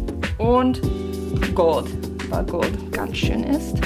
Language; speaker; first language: German; non-native, fluent; English